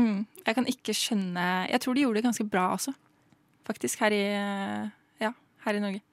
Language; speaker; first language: Norwegian; native; Norwegian